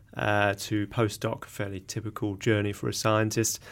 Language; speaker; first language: English; native; English